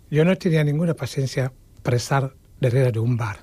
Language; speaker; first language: Catalan; non-native, fluent; Wolof